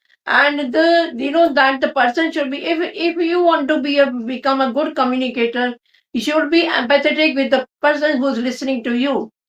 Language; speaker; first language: English; non-native, local second language; Hindi